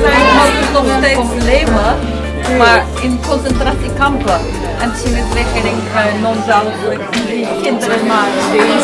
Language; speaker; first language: Dutch; non-native, learner; Uyghur